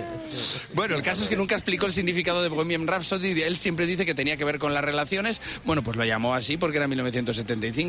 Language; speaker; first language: Spanish; native; Spanish